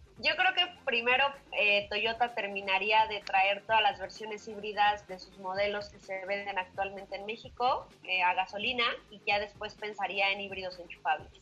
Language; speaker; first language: Spanish; native; Spanish